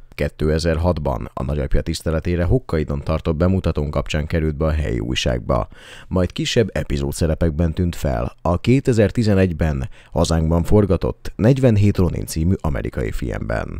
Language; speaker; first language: Hungarian; native; Hungarian